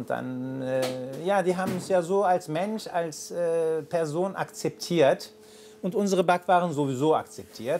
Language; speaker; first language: German; native; German